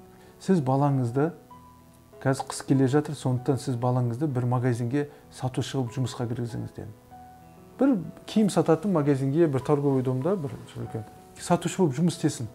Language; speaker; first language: Kazakh; native; Kazakh